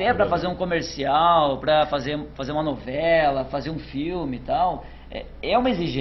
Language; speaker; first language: Portuguese; native; Portuguese